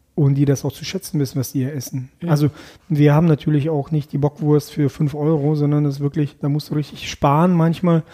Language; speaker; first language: German; early bilingual, other home language; Russian